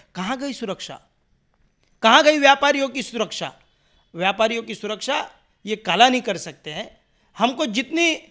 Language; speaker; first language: Hindi; non-native, local second language; Marathi